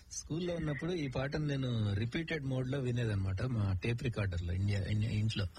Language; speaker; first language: Telugu; native; Telugu